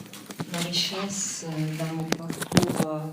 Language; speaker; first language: French; non-native, fluent; Italian